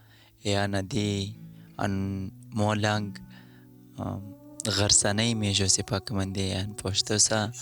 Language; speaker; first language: French; non-native, learner; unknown